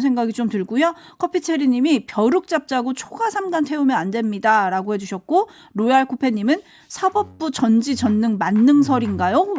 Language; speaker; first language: Korean; native; Korean